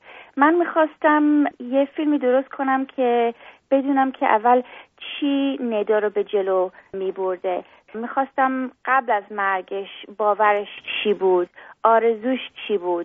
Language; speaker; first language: Persian; early bilingual, heritage; Persian